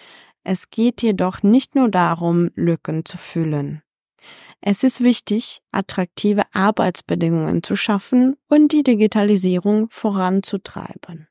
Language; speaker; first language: German; non-native, fluent; Czech